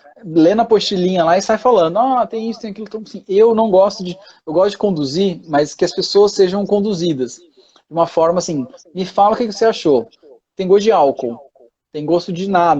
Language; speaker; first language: Portuguese; native; Portuguese